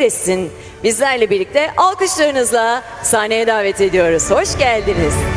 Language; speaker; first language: Turkish; native; Turkish